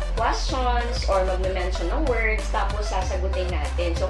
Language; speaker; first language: Filipino; non-native, local second language; Iloko